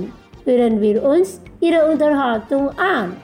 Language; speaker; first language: German; non-native, learner; Indonesian